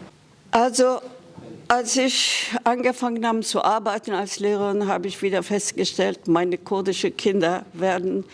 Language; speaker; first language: German; non-native, fluent; Kurdish